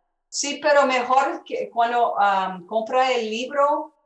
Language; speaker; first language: Spanish; early bilingual, other home language; English